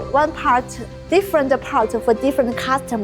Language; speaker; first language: English; non-native, learner; Chinese